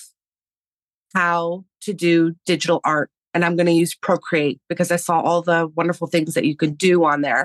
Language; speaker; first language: English; early bilingual, other home language; Spanish